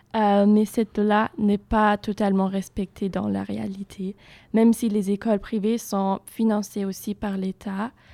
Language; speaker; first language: French; non-native, fluent; German